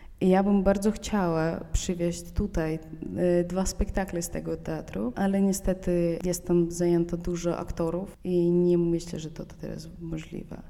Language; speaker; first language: Polish; non-native, fluent; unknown